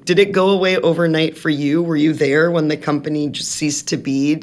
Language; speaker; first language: English; native; English